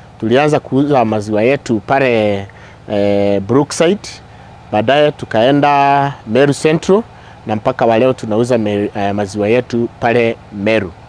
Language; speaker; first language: Swahili; non-native, local second language; Meru